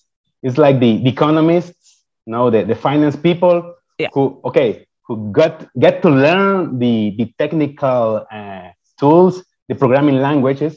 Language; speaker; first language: English; non-native, fluent; Spanish